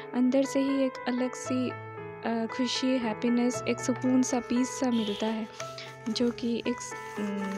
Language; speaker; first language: Hindi; non-native, local second language; Bangla